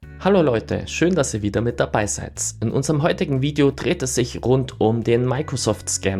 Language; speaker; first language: German; native; German